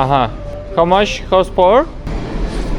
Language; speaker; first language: English; non-native, learner; Ukrainian